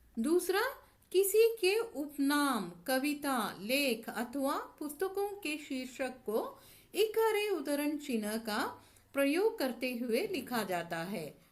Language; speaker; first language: Hindi; non-native, local second language; Tamil